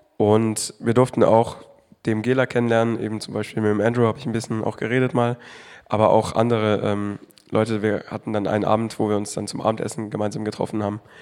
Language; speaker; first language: German; native; German